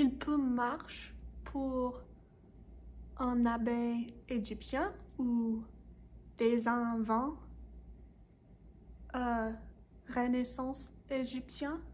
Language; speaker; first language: French; non-native, learner; English